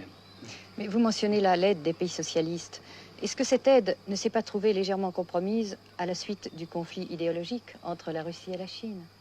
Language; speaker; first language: French; native; French